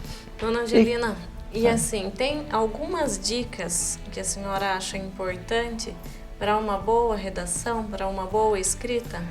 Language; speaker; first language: Portuguese; native; Portuguese